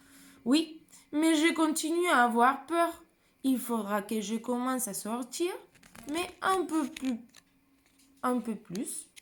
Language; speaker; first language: French; non-native, fluent; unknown